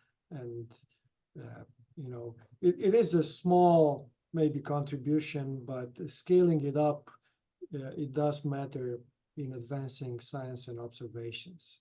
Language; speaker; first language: English; non-native, fluent; Romanian